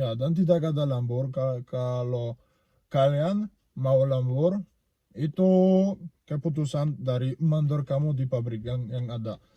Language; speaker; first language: Indonesian; non-native, learner; Polish